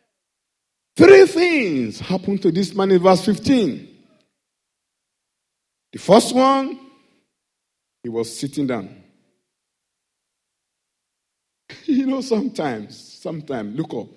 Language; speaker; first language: English; non-native, local second language; Yoruba